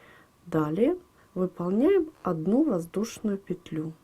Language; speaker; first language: Russian; native; Russian